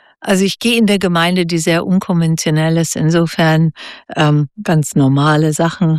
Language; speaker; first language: German; native; German